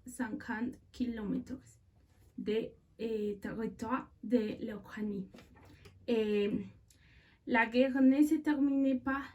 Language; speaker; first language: French; non-native, learner; Spanish